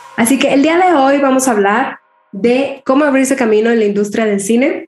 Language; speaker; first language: Spanish; native; Spanish